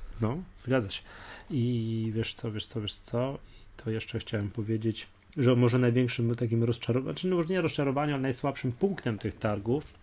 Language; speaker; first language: Polish; native; Polish